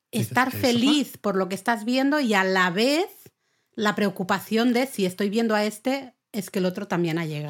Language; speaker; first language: Spanish; native; Spanish